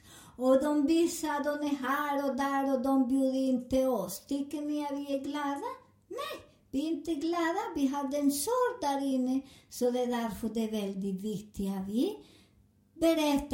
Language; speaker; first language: Swedish; non-native, learner; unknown